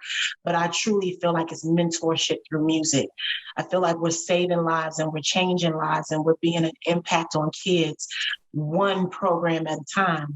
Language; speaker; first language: English; native; English